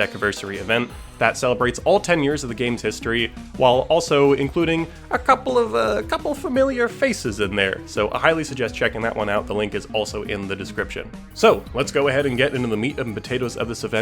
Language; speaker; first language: English; native; English